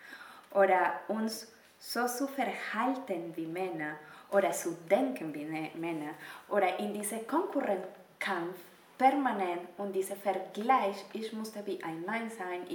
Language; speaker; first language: German; non-native, fluent; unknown